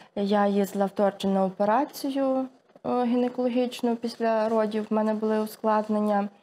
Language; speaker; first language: Ukrainian; native; Ukrainian